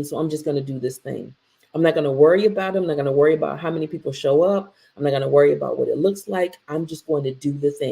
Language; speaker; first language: English; native; English